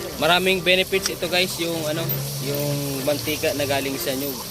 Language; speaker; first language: Filipino; non-native, local second language; Bikol